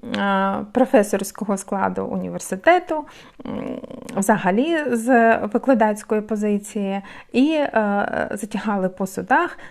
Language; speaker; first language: Ukrainian; non-native, local second language; Russian